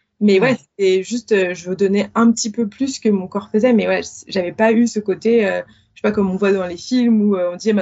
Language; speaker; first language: French; native; French